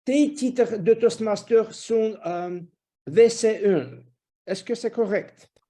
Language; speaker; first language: French; non-native, fluent; Russian